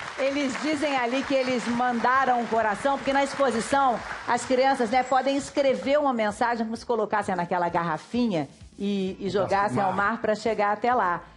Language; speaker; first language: Portuguese; native; Portuguese